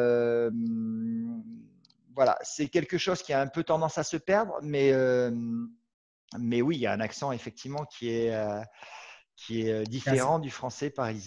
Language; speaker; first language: French; native; French